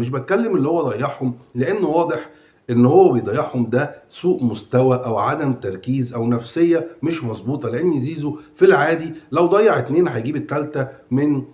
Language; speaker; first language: Arabic; native; Arabic